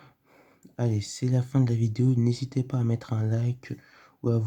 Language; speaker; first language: French; native; French